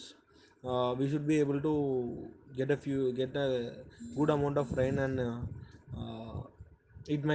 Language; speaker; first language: English; non-native, local second language; Tamil